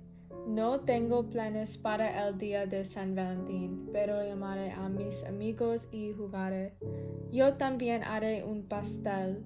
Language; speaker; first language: Spanish; non-native, learner; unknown